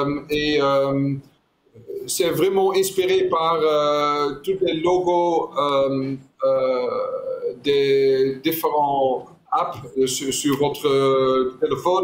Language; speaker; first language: French; non-native, fluent; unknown